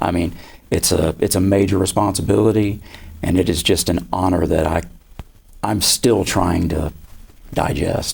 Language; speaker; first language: English; native; English